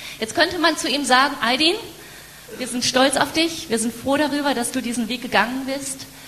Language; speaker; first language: German; native; German